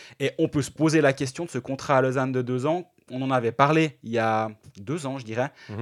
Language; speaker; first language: French; native; French